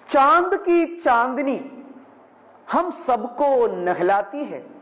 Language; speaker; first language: Hindi; non-native, local second language; Malayalam